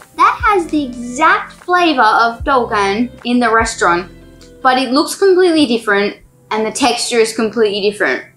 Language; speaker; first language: English; native; English